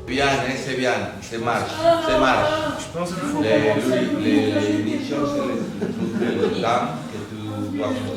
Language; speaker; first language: French; non-native, fluent; Spanish